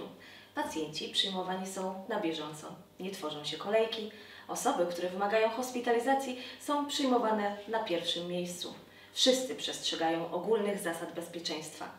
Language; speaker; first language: Polish; native; Polish